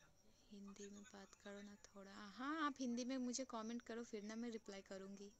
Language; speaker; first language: Hindi; non-native, local second language; Bangla